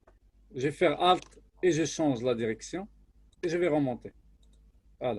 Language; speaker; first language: French; non-native, local second language; Arabic